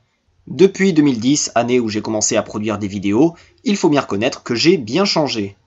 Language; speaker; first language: French; native; French